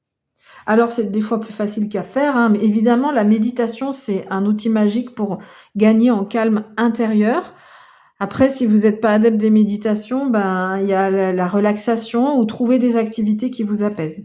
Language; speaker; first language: French; native; French